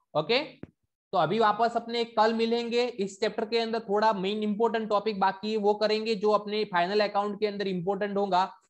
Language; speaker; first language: Hindi; non-native, local second language; Gujarati